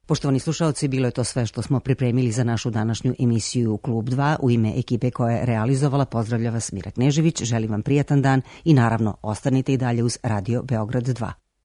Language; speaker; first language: Croatian; native; Croatian